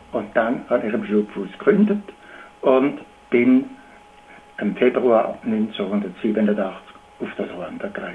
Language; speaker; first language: German; native; German